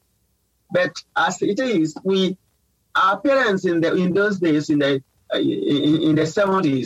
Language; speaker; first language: English; non-native, local second language; Yoruba